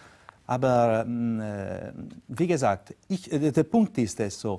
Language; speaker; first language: German; non-native, local second language; Italian